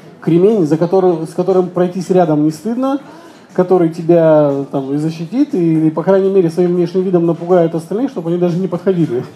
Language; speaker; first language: Russian; native; Russian